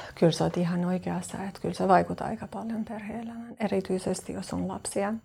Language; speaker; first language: Finnish; non-native, fluent; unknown